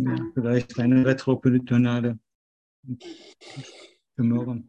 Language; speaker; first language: German; non-native, fluent; Turkish